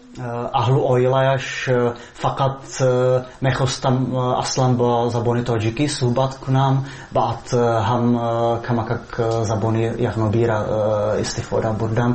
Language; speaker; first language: Persian; non-native, fluent; Czech